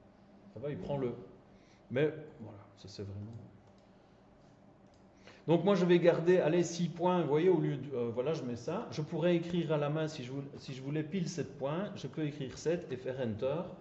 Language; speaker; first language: French; native; French